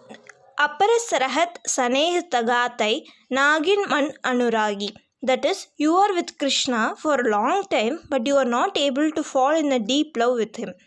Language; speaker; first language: English; non-native, local second language; Hindi